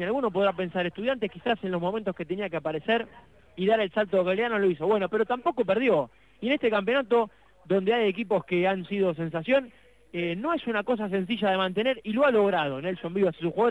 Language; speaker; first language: Spanish; native; Spanish